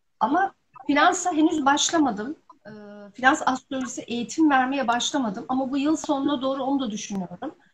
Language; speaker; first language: Turkish; early bilingual, heritage; Turkish